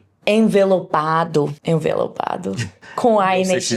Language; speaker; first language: Portuguese; non-native, learner; English